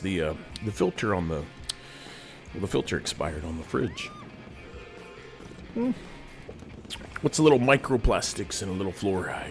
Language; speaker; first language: English; native; English